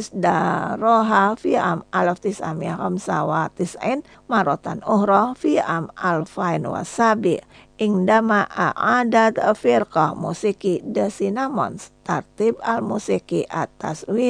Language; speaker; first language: Arabic; non-native, fluent; Indonesian